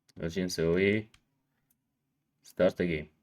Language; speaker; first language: Arabic; native; Arabic